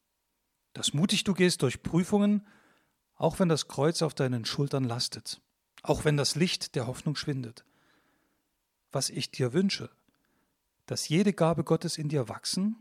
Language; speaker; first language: German; native; German